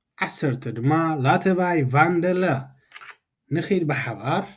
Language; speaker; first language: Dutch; non-native, fluent; Tigrinya